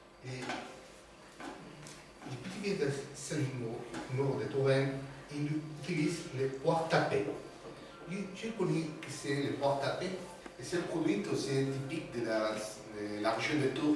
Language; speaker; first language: French; non-native, learner; Spanish